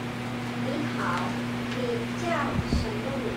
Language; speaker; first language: Chinese; non-native, learner; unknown